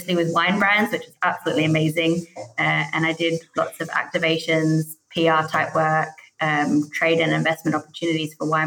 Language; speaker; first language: English; native; English